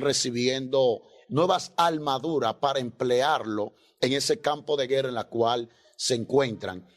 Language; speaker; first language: Spanish; native; Spanish